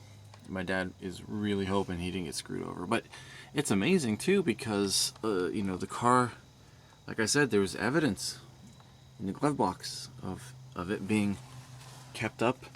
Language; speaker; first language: English; native; English